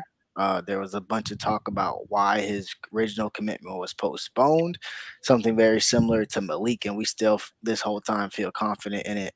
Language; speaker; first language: English; native; English